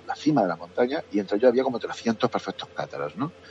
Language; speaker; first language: Spanish; native; Spanish